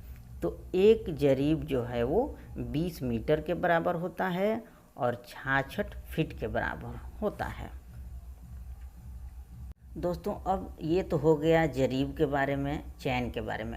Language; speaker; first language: Hindi; native; Hindi